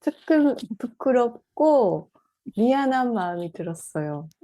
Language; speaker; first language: Korean; non-native, fluent; Japanese